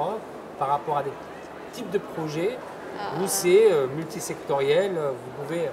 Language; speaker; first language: French; native; French